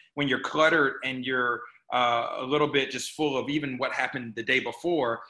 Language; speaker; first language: English; native; English